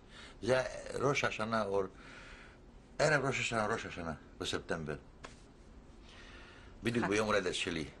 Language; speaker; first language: Hebrew; non-native, fluent; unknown